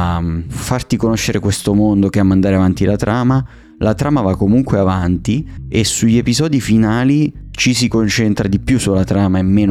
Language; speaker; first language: Italian; native; Italian